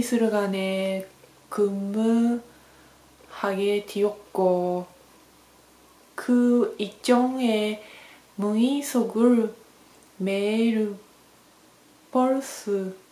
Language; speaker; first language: Korean; non-native, learner; Japanese